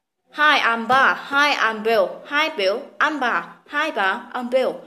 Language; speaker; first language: English; non-native, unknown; Vietnamese